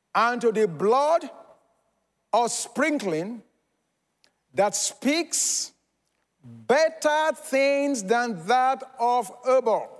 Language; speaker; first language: English; non-native, local second language; Yoruba